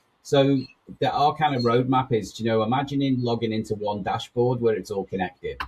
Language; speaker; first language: English; native; English